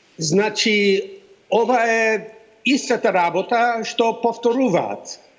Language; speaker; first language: Macedonian; non-native, fluent; English